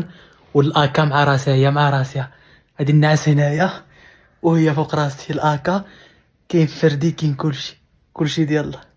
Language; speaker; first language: Arabic; native; Arabic